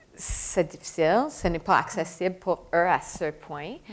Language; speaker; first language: French; non-native, fluent; English